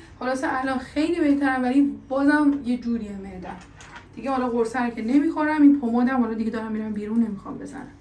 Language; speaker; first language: Persian; native; Persian